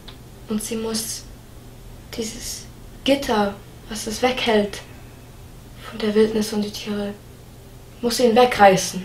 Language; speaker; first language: German; non-native, fluent; English